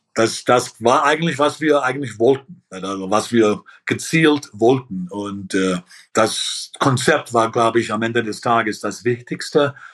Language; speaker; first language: German; early bilingual, heritage; German